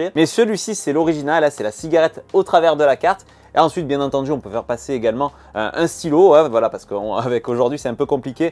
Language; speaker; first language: French; native; French